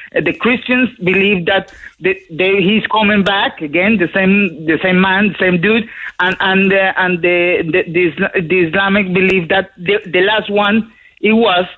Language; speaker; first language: English; non-native, fluent; Spanish